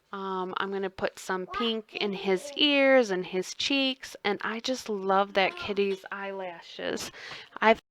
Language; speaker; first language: English; native; English